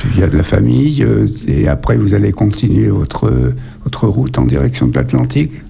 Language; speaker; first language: French; native; French